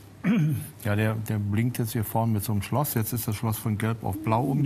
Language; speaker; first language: German; native; German